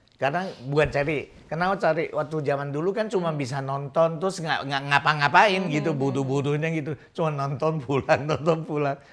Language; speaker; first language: Indonesian; non-native, local second language; Min Nan Chinese